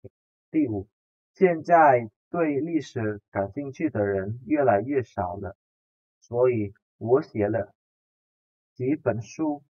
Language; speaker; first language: Chinese; non-native, fluent; Indonesian